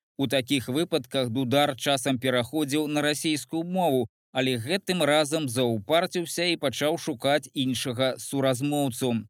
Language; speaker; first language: Belarusian; native; Belarusian